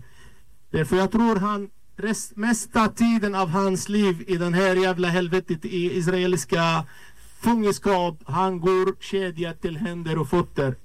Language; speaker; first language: Swedish; non-native, fluent; Arabic